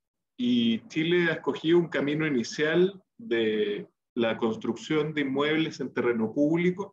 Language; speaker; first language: Spanish; native; Spanish